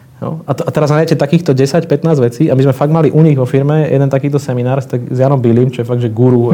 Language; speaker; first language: Slovak; native; Slovak